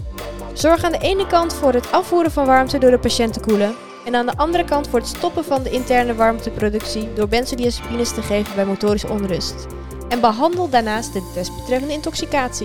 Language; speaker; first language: Dutch; native; Dutch